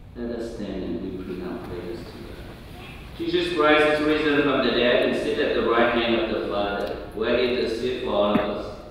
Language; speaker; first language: English; non-native, fluent; Vietnamese